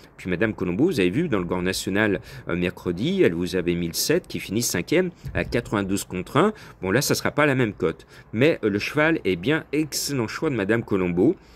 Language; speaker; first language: French; native; French